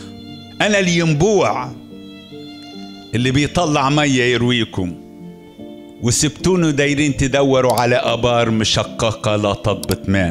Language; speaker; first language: Arabic; native; Arabic